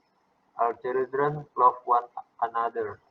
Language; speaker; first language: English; non-native, fluent; Indonesian